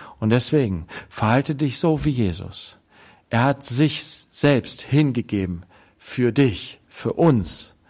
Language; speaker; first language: German; native; German